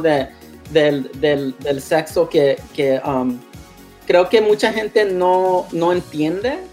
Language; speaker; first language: Spanish; non-native, learner; English